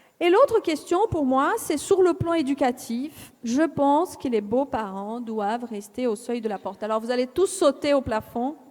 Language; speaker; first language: French; non-native, fluent; Portuguese